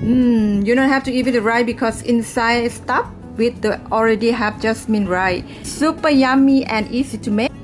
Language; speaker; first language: English; non-native, learner; Thai